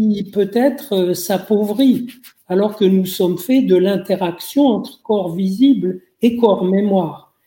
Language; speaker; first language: French; non-native, local second language; Arabic